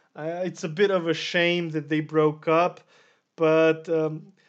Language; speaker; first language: English; non-native, fluent; Serbian